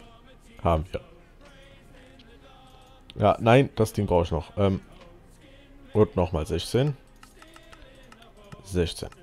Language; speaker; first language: German; native; German